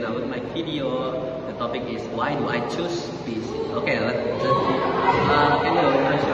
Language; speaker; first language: English; non-native, learner; Indonesian